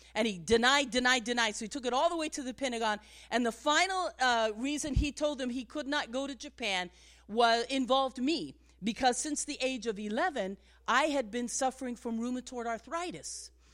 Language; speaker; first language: English; native; English